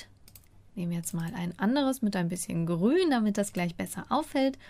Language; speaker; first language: German; native; German